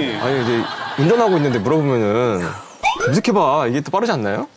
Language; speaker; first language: Korean; native; Korean